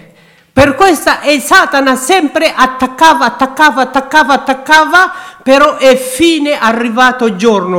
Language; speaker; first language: Italian; non-native, learner; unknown